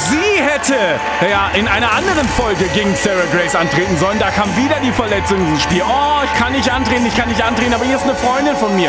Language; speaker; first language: German; native; German